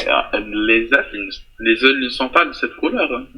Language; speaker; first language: French; non-native, fluent; Portuguese